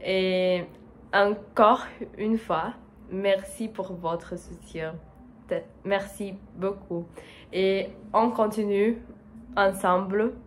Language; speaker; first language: French; non-native, learner; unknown